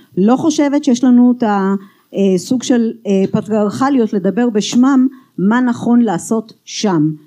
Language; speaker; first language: Hebrew; native; Hebrew